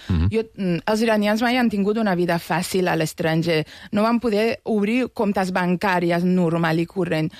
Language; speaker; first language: Catalan; non-native, fluent; Persian